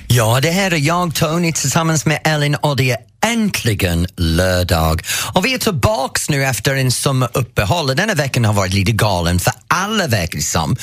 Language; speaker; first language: Swedish; non-native, fluent; English